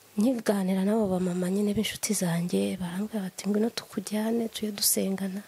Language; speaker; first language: Kinyarwanda; native; Kinyarwanda